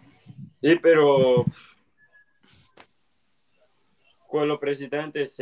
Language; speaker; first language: Italian; non-native, learner; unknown